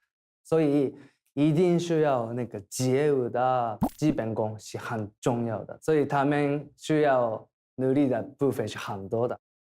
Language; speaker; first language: Chinese; non-native, fluent; Korean